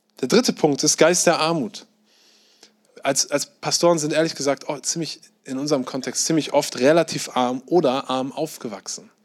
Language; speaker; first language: German; native; German